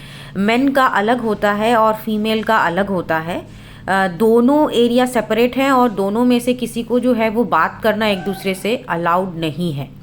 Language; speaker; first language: Hindi; native; Hindi